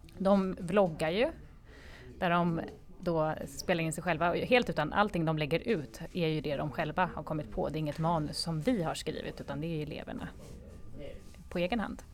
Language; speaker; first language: Swedish; native; Swedish